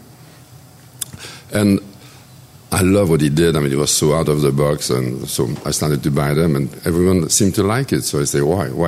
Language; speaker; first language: English; non-native, fluent; French